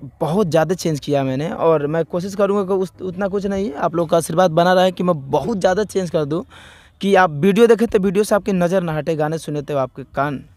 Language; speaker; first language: Hindi; native; Hindi